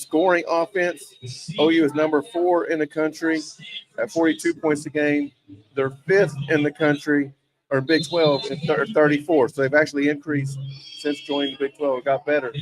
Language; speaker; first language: English; native; English